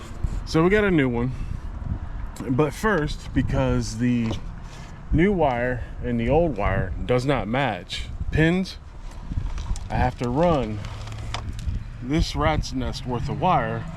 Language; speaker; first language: English; native; English